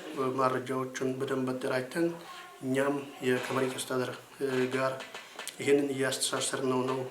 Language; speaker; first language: Amharic; non-native, local second language; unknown